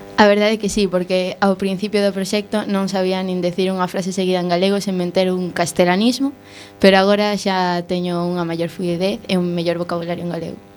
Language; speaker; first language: Galician; non-native, local second language; Spanish